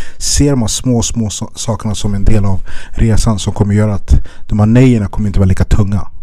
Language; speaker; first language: Swedish; early bilingual, other home language; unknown